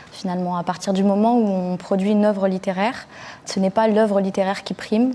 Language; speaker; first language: French; early bilingual, other home language; Arabic